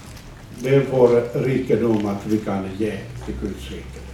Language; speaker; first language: Swedish; non-native, fluent; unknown